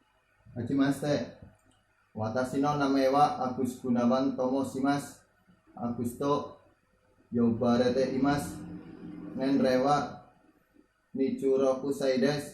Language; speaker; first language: Japanese; non-native, learner; Indonesian